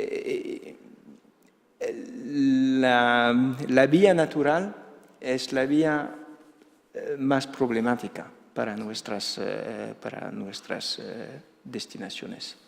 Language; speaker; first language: Spanish; non-native, fluent; Dutch